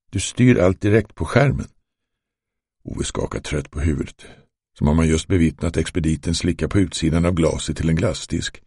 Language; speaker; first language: Swedish; native; Swedish